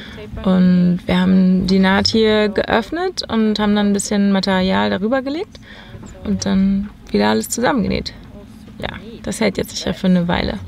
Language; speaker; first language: German; native; German